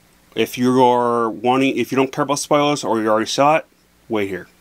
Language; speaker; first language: English; native; English